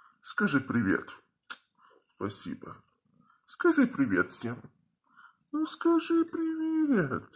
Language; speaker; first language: Russian; early bilingual, heritage; Russian